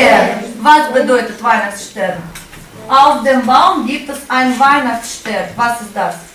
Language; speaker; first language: German; non-native, fluent; Russian